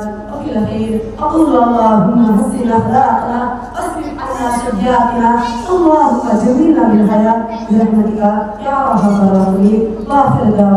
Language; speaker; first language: Arabic; non-native, learner; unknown